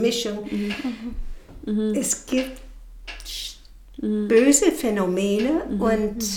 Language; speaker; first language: German; non-native, fluent; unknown